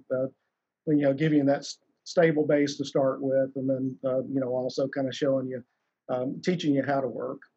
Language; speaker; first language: English; native; English